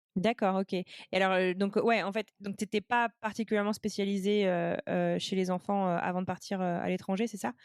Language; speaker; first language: French; native; French